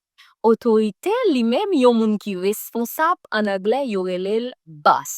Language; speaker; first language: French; non-native, learner; Haitian Creole